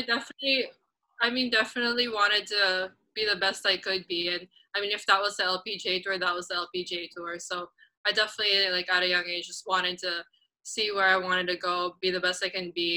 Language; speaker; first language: English; non-native, local second language; Filipino